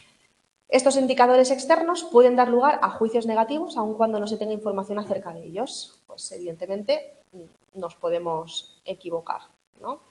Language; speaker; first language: Spanish; native; Spanish